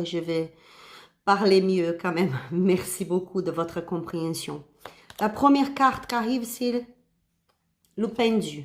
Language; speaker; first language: French; non-native, learner; Spanish